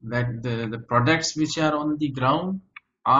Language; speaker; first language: English; non-native, local second language; Hindi